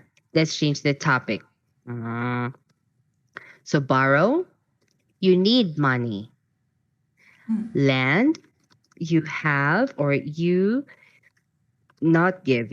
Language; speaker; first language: English; non-native, fluent; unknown